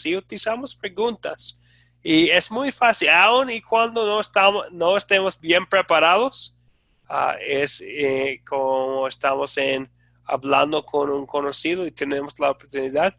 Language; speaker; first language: Spanish; non-native, fluent; English